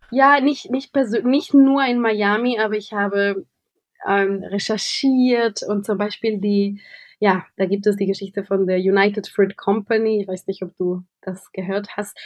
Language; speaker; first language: German; non-native, fluent; Spanish